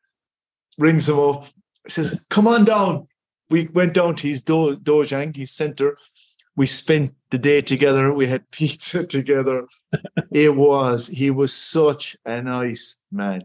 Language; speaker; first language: English; native; English